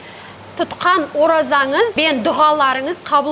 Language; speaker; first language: Turkish; non-native, learner; Kazakh